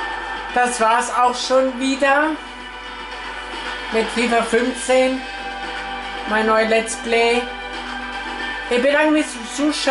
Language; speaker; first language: German; non-native, fluent; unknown